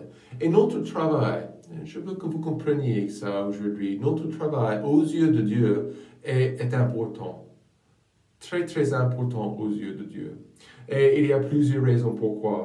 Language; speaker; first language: French; non-native, fluent; English